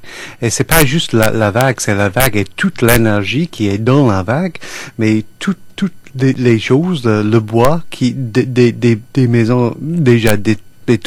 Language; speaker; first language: French; non-native, fluent; English